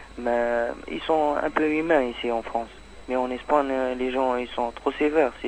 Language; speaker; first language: French; non-native, learner; Arabic